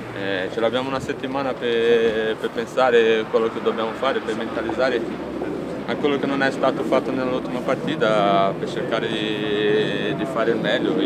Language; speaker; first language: Italian; non-native, fluent; Portuguese